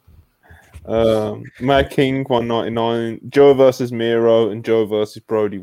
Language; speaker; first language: English; native; English